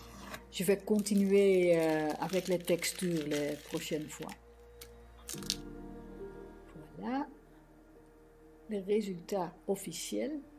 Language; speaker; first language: French; non-native, fluent; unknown